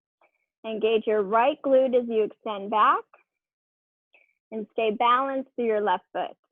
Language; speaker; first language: English; native; English